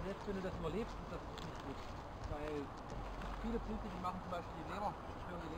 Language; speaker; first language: German; native; German